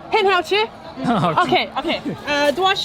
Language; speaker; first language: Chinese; non-native, learner; English